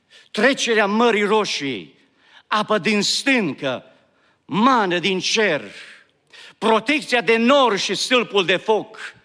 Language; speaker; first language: Romanian; native; Romanian